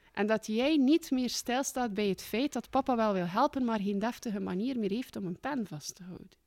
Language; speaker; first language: Dutch; native; Dutch